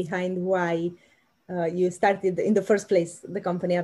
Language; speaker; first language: English; non-native, fluent; Romanian